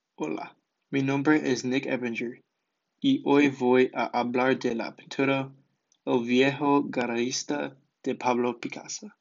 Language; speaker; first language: Spanish; non-native, learner; English